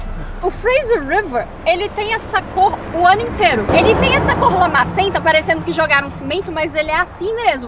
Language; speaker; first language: Portuguese; native; Portuguese